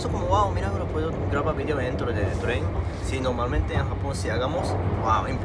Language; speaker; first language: Spanish; non-native, learner; Japanese